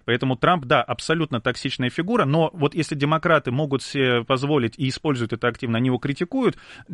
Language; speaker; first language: Russian; native; Russian